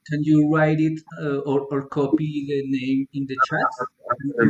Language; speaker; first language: English; non-native, learner; Spanish